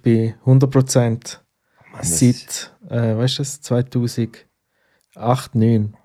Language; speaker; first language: German; native; German